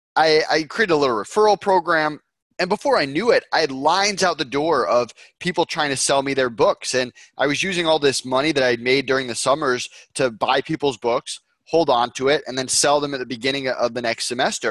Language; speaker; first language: English; native; English